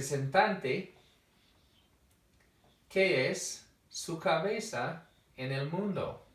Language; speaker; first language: Spanish; non-native, fluent; English